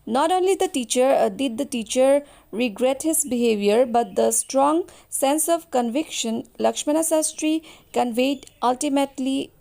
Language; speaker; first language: English; non-native, local second language; Assamese